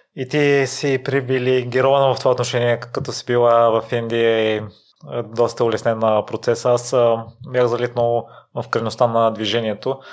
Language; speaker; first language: Bulgarian; native; Bulgarian